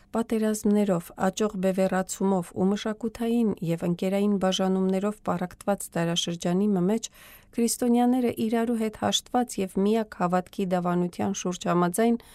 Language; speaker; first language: Armenian; native; Armenian